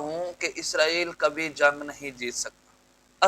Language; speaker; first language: Urdu; native; Urdu